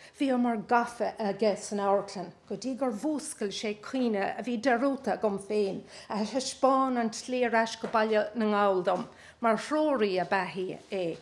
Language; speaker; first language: Irish; native; Irish